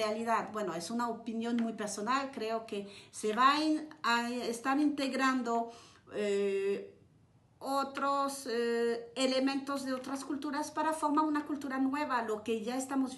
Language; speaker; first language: Spanish; non-native, fluent; French